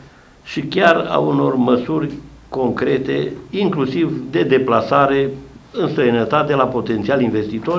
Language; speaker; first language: Romanian; native; Romanian